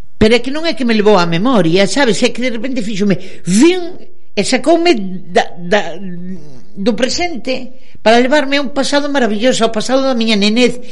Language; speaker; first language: Galician; native; Galician